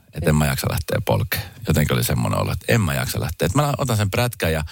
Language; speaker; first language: Finnish; early bilingual, other home language; Spanish